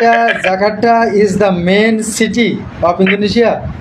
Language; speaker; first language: English; non-native, learner; Bangla